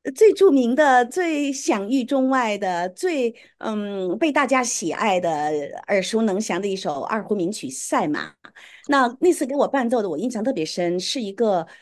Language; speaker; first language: Chinese; native; Chinese